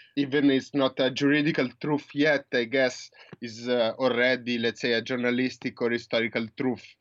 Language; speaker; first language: English; non-native, fluent; Italian